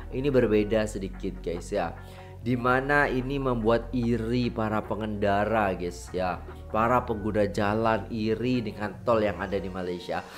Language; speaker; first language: Indonesian; native; Indonesian